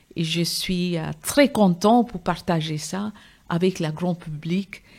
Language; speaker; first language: French; non-native, fluent; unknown